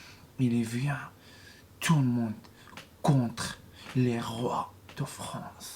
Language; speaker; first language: French; non-native, learner; Arabic